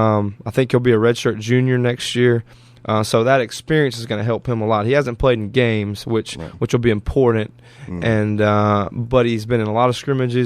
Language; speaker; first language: English; native; English